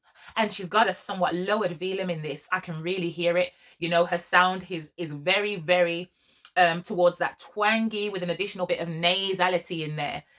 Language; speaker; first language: English; native; English